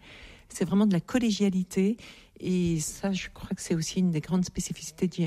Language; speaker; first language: French; native; French